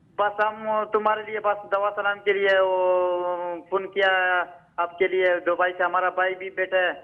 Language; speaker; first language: Urdu; non-native, local second language; Pashto